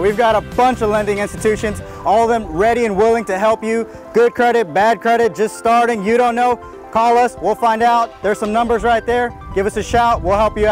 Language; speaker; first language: English; native; English